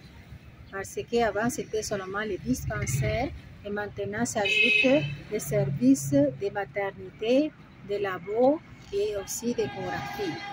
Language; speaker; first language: French; non-native, fluent; Spanish